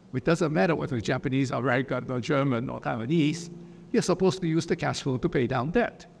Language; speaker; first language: English; early bilingual, other home language; Japanese